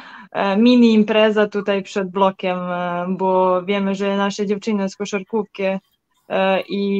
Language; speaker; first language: Polish; non-native, learner; Serbian